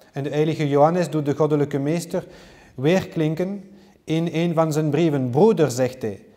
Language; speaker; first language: Dutch; non-native, learner; French